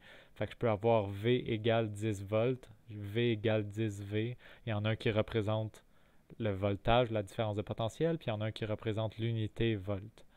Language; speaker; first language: French; native; French